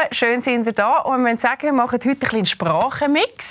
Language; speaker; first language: German; native; German